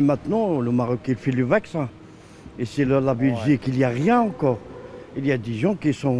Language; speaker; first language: French; non-native, local second language; Arabic